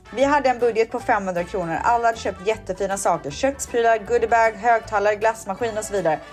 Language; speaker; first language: Swedish; native; Swedish